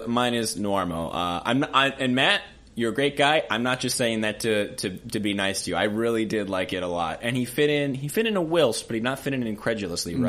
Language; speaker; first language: English; native; English